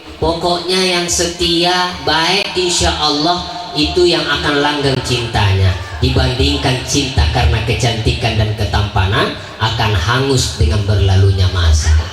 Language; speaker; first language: Indonesian; non-native, local second language; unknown